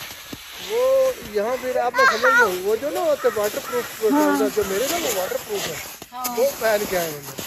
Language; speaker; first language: Urdu; native; Urdu